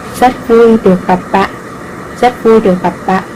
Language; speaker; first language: Vietnamese; non-native, learner; Korean